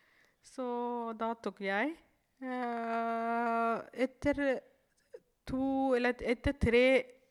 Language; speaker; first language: Norwegian; non-native, fluent; Tamil